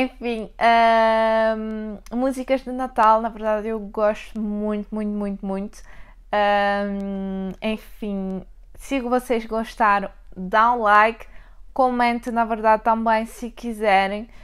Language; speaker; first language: Portuguese; early bilingual, heritage; Portuguese